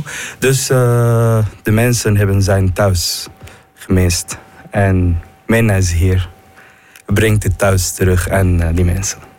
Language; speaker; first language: Dutch; non-native, fluent; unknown